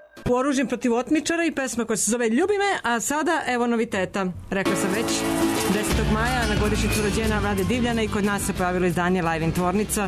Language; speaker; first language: Serbian; native; Serbian